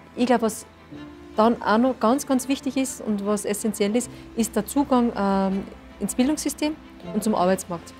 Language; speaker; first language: German; early bilingual, other home language; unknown